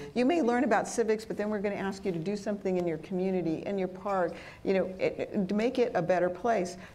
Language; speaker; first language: English; early bilingual, other home language; Spanish